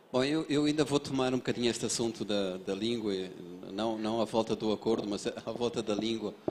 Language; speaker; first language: Portuguese; native; Portuguese